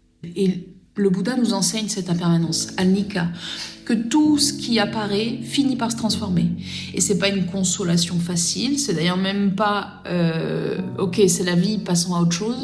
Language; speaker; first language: French; native; French